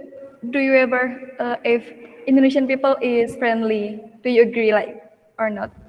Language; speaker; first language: English; non-native, learner; Indonesian